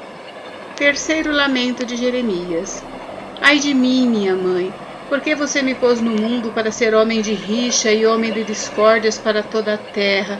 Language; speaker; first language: Portuguese; native; Portuguese